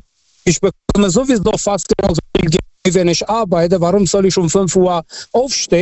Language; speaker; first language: German; early bilingual, other home language; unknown